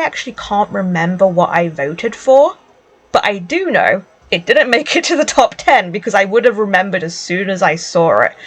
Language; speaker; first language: English; native; English